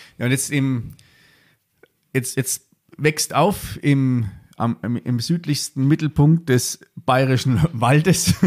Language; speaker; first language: German; native; German